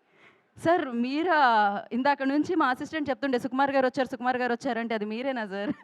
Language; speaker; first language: Telugu; native; Telugu